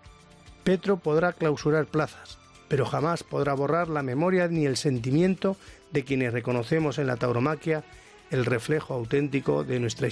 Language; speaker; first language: Spanish; native; Spanish